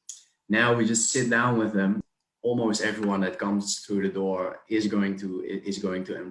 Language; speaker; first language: English; non-native, fluent; Dutch